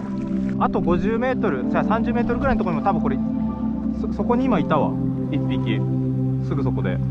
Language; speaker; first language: Japanese; native; Japanese